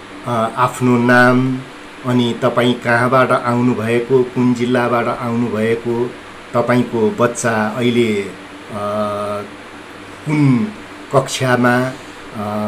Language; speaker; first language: Nepali; non-native, local second language; Newari